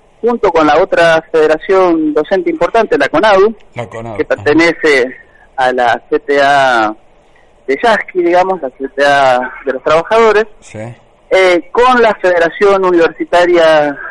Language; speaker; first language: Spanish; native; Spanish